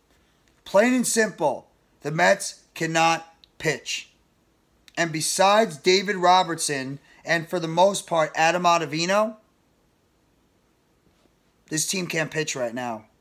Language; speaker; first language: English; native; English